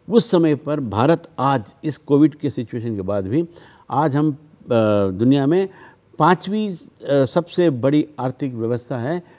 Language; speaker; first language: Hindi; non-native, local second language; Telugu